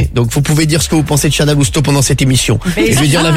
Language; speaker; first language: French; native; French